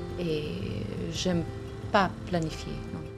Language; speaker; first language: French; non-native, fluent; Italian